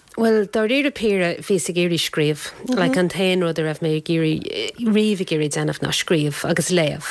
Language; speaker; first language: Irish; non-native, local second language; English